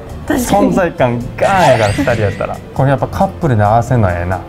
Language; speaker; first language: Japanese; native; Japanese